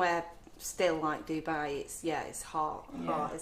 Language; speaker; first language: English; native; English